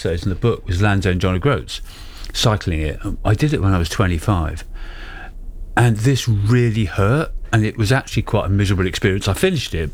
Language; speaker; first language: English; native; English